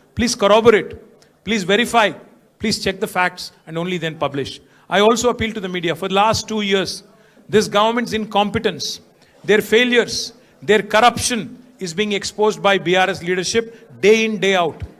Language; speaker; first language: English; non-native, local second language; Telugu